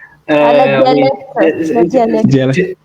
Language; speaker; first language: French; non-native, fluent; Arabic